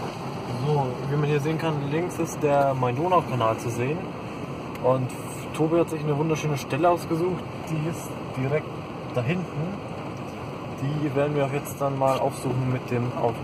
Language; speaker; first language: German; native; German